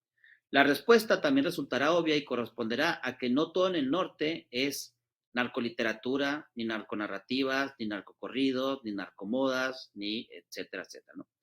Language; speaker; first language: Spanish; native; Spanish